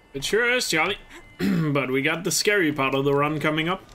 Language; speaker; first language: English; non-native, fluent; Danish